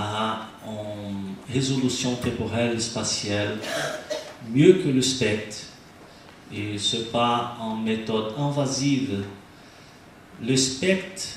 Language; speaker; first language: French; non-native, learner; Portuguese